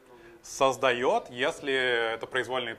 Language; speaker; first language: Russian; native; Russian